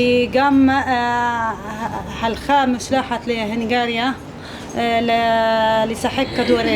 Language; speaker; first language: Hebrew; non-native, local second language; Arabic